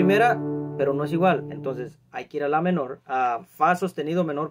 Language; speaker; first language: Spanish; native; Spanish